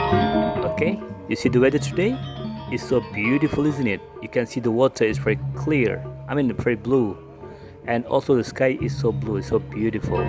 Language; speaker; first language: English; non-native, local second language; Indonesian